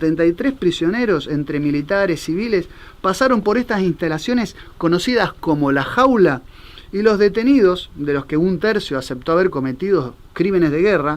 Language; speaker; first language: Spanish; native; Spanish